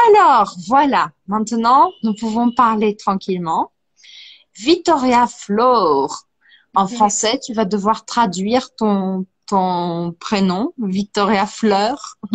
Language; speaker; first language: French; non-native, fluent; Portuguese